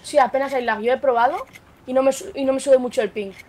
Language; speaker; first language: Spanish; native; Spanish